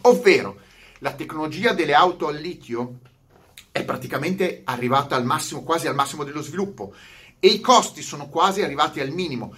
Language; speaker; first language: Italian; native; Italian